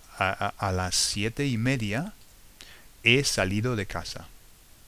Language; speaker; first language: Spanish; non-native, learner; English